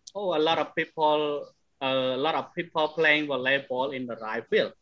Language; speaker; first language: English; non-native, fluent; Khmer